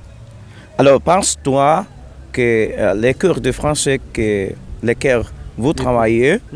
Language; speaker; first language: French; non-native, learner; Spanish